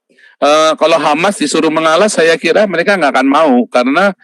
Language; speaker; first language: Indonesian; native; Indonesian